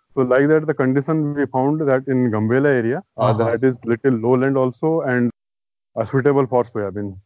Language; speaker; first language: English; non-native, local second language; Hindi